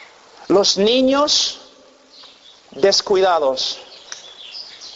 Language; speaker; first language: Spanish; non-native, fluent; English